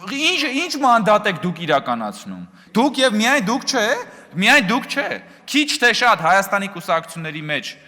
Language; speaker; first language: Armenian; native; Armenian